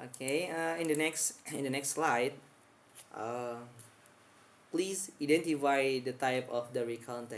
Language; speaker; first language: English; non-native, fluent; Indonesian